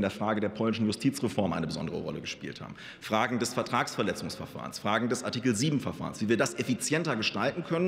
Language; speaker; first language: German; native; German